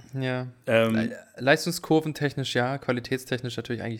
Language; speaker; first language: German; native; German